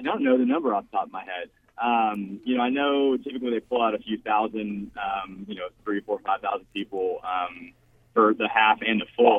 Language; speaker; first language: English; native; English